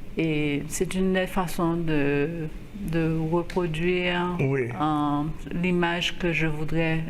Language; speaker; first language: French; non-native, local second language; Haitian Creole